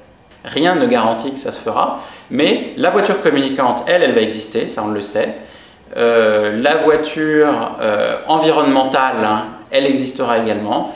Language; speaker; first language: French; native; French